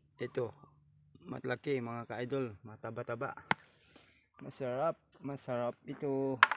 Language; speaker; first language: Filipino; non-native, local second language; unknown